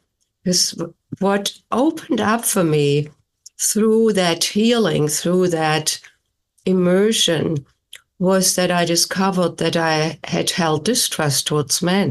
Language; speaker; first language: English; non-native, fluent; German